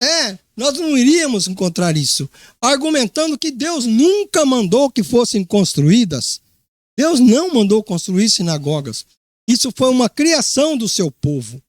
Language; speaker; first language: Portuguese; native; Portuguese